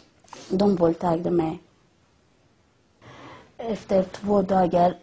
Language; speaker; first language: Swedish; non-native, learner; Persian